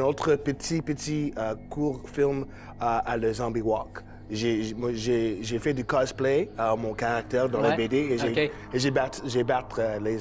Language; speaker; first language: French; non-native, local second language; English